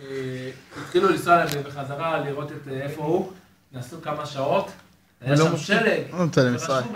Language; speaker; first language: Hebrew; non-native, fluent; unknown